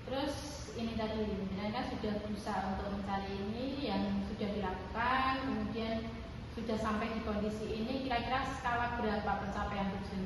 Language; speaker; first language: Indonesian; non-native, local second language; Javanese